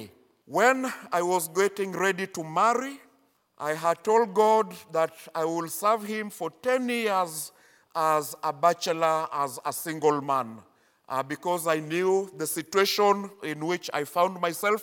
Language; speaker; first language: English; non-native, local second language; Luyia